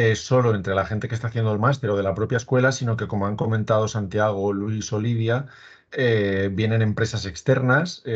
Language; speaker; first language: Spanish; native; Spanish